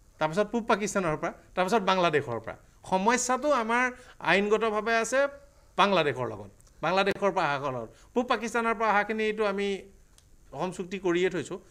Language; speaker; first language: Assamese; native; Assamese